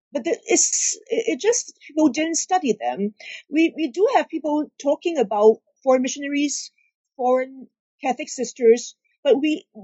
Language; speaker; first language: English; non-native, local second language; Cantonese